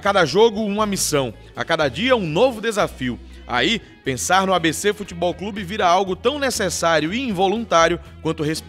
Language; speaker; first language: Portuguese; native; Portuguese